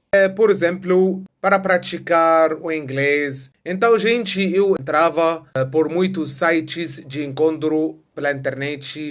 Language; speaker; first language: Portuguese; non-native, fluent; Arabic